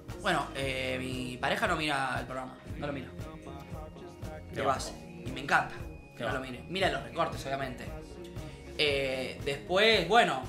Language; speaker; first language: Spanish; native; Spanish